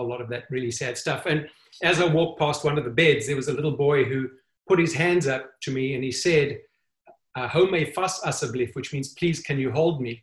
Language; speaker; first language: English; native; English